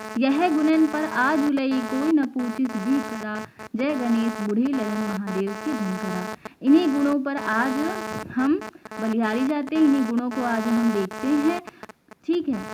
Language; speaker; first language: Hindi; native; Hindi